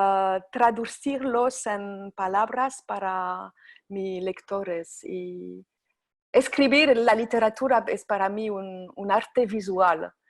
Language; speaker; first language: Spanish; non-native, fluent; French